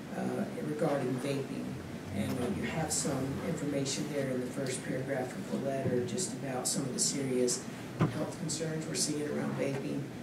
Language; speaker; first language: English; native; English